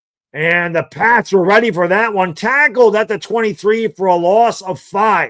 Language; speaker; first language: English; native; English